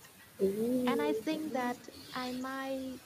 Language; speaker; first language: English; non-native, learner; Vietnamese